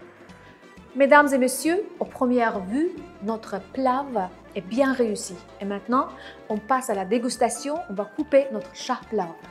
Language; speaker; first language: French; non-native, fluent; Azerbaijani